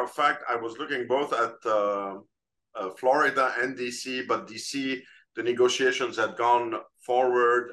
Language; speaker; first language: English; non-native, fluent; Arabic